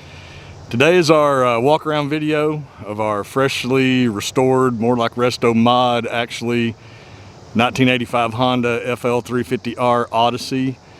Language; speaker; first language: English; native; English